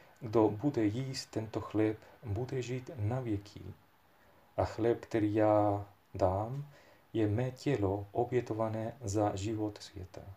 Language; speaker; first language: Czech; non-native, fluent; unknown